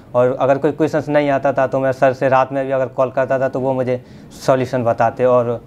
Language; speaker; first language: Hindi; native; Hindi